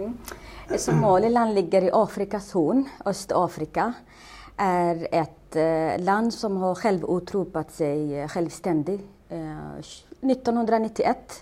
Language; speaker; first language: Swedish; non-native, fluent; Somali